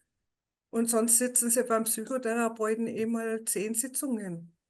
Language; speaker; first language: German; native; German